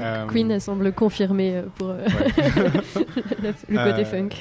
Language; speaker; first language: French; native; French